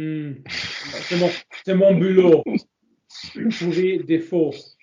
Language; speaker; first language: French; non-native, learner; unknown